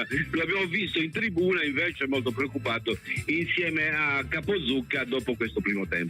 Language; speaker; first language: Italian; native; Italian